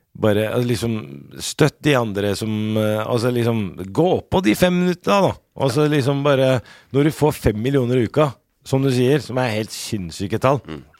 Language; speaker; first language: Norwegian; early bilingual, other home language; Arabic